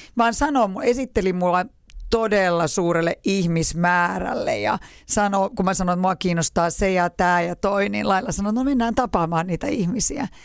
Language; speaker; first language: Finnish; native; Finnish